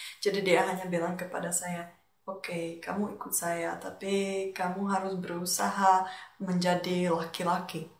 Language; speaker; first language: Indonesian; non-native, fluent; Czech